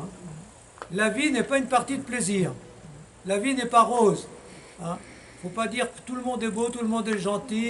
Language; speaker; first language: French; native; French